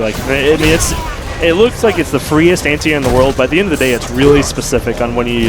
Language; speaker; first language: English; native; English